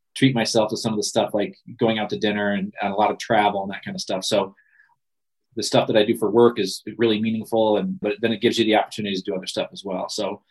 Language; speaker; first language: English; native; English